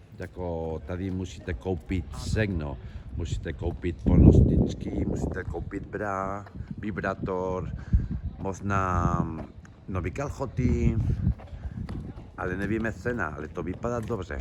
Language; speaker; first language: Czech; non-native, learner; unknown